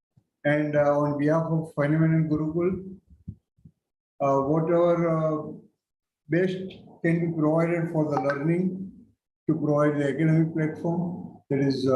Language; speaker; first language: English; non-native, local second language; Hindi